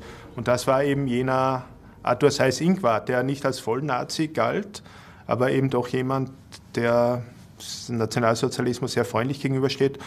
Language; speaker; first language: German; native; German